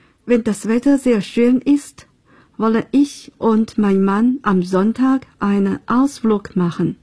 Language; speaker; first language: German; non-native, fluent; Chinese